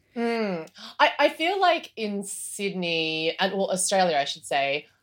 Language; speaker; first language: English; native; English